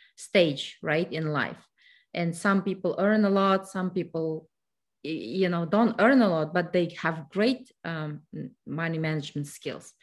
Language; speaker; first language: English; non-native, fluent; Kazakh